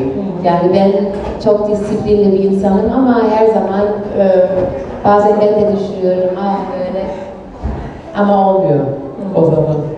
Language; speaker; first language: Turkish; non-native, fluent; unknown